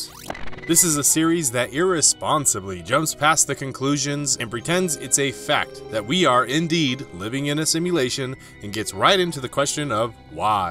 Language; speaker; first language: English; native; English